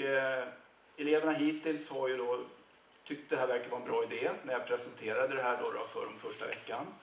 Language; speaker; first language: Swedish; native; Swedish